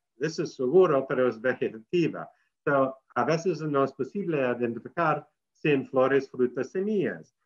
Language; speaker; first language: Spanish; non-native, learner; English